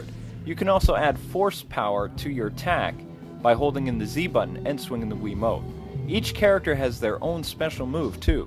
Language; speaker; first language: English; native; English